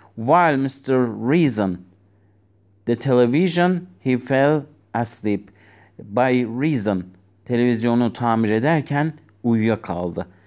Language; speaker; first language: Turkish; non-native, fluent; Azerbaijani